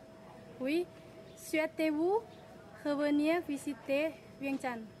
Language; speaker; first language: French; non-native, learner; Lao